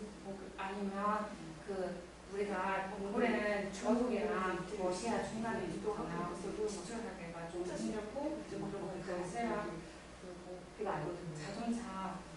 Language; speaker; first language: Korean; non-native, learner; Mongolian